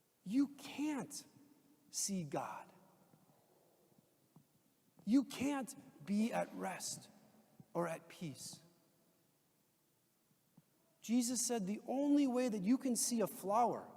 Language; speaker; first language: English; native; English